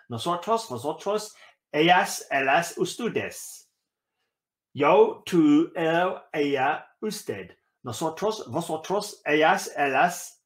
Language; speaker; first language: Spanish; non-native, learner; English